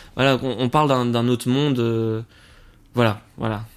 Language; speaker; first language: French; native; French